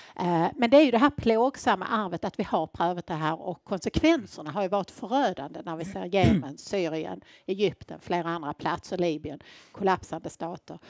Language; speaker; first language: Swedish; native; Swedish